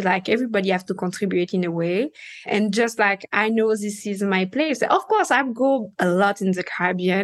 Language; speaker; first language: English; non-native, fluent; French